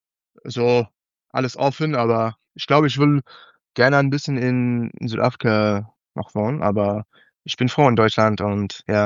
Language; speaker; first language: German; non-native, learner; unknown